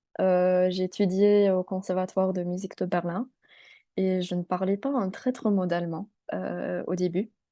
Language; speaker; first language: French; non-native, local second language; English